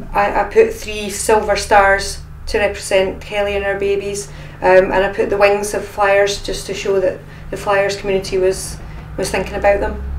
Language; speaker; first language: English; native; English